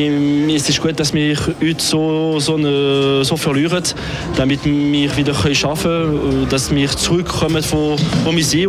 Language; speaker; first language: German; non-native, local second language; French